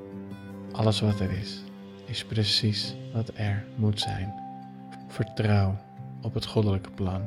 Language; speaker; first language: Dutch; native; Dutch